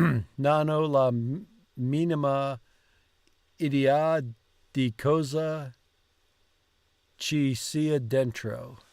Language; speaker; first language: Italian; non-native, learner; English